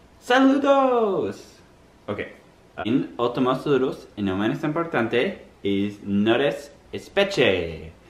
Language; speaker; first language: Spanish; non-native, learner; English